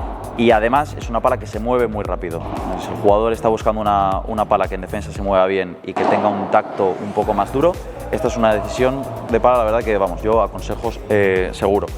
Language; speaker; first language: Spanish; native; Spanish